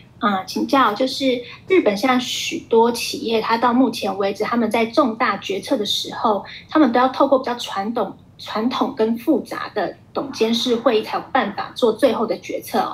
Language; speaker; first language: Chinese; native; Chinese